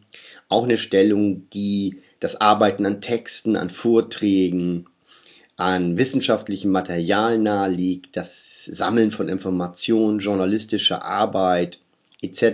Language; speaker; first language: German; native; German